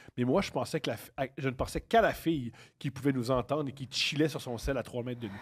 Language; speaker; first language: French; native; French